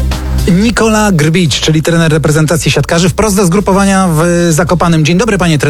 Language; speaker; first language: Polish; native; Polish